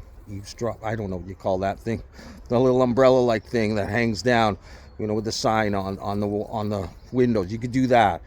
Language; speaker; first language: English; native; English